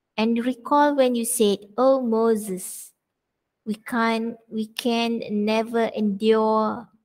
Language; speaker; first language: English; non-native, local second language; Malay